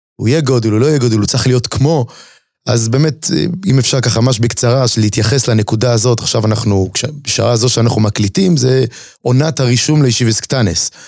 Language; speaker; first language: Hebrew; native; Hebrew